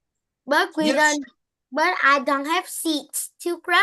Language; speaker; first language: English; non-native, learner; Vietnamese